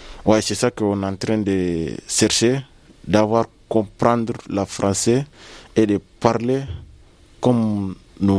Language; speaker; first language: French; non-native, learner; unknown